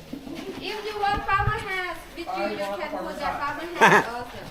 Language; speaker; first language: English; non-native, learner; Thai